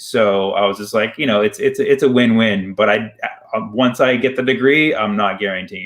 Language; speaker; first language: English; early bilingual, other home language; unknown